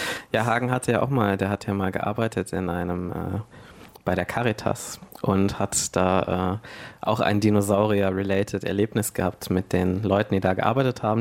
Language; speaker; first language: German; native; German